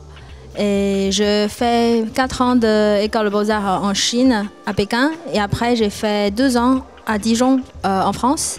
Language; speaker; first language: French; non-native, fluent; Chinese